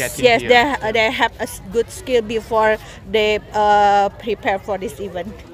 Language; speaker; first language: English; non-native, learner; Indonesian